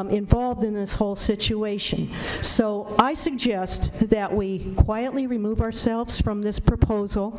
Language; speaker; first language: English; native; English